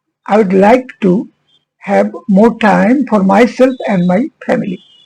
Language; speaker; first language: English; non-native, local second language; Bangla